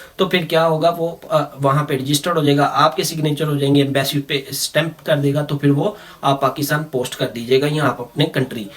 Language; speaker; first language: Urdu; non-native, local second language; Punjabi